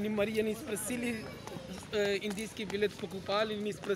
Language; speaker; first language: Russian; non-native, learner; Hindi